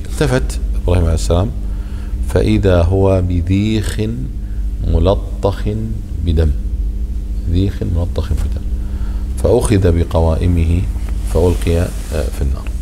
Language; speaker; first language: Arabic; native; Arabic